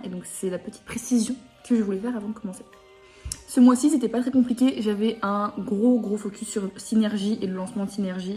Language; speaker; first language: French; native; French